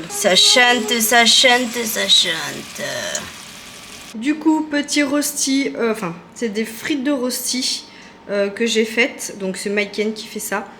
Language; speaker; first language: French; native; French